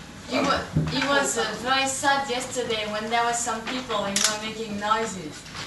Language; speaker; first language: English; non-native, fluent; French